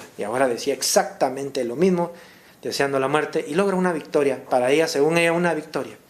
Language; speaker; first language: Spanish; native; Spanish